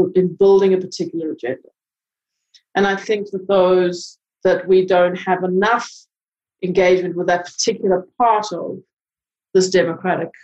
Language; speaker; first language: English; native; English